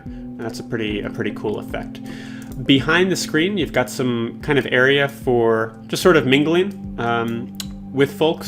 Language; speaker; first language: English; native; English